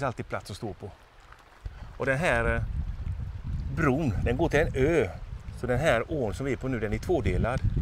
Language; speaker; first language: Swedish; native; Swedish